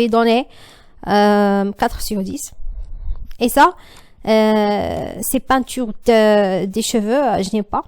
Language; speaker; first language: French; non-native, learner; Arabic